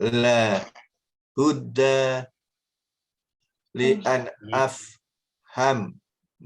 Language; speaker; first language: Arabic; non-native, learner; Indonesian